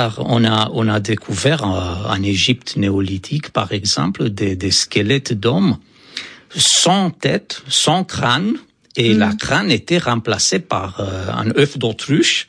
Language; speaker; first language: French; non-native, fluent; Romanian